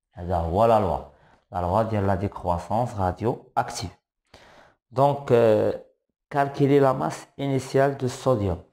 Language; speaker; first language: French; non-native, local second language; Arabic